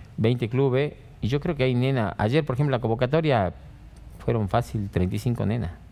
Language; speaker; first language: Spanish; native; Spanish